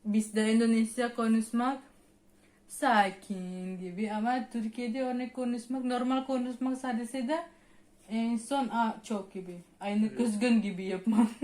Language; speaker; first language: Turkish; non-native, learner; Indonesian